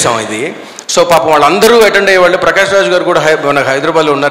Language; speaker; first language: Telugu; native; Telugu